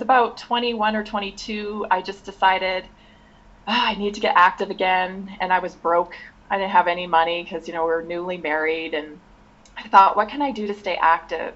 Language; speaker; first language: English; native; English